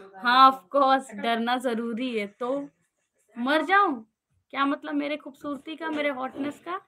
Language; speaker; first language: Hindi; native; Hindi